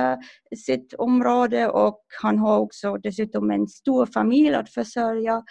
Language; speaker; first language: Swedish; non-native, fluent; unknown